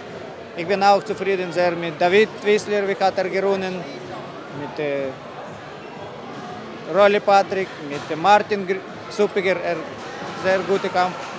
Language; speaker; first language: German; non-native, learner; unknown